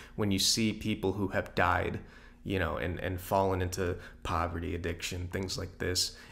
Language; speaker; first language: English; native; English